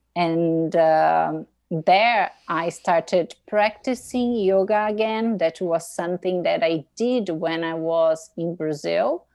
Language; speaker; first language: English; non-native, fluent; Portuguese